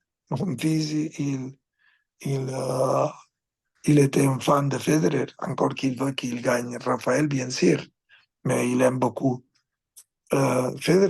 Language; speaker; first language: French; non-native, fluent; Spanish